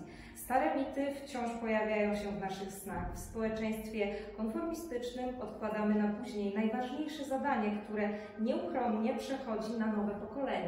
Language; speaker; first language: Polish; native; Polish